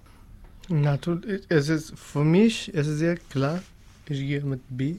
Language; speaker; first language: German; non-native, learner; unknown